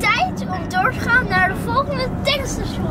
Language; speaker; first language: Dutch; early bilingual, other home language; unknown